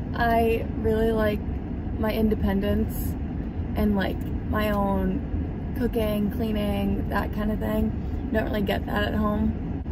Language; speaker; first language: English; native; English